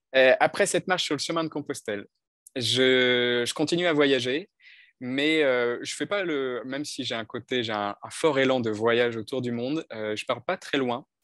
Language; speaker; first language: French; native; French